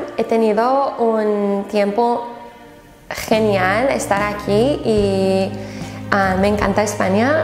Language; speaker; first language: Spanish; non-native, learner; English